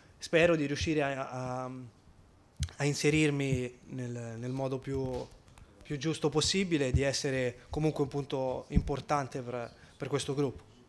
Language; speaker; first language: Italian; native; Italian